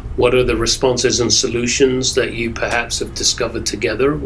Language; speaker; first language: English; native; English